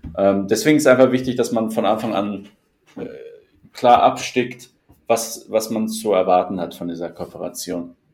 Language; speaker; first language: German; native; German